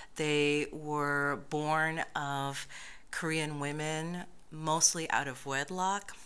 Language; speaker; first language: English; native; English